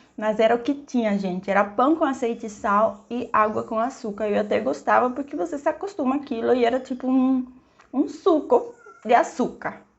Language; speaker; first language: Portuguese; non-native, fluent; Spanish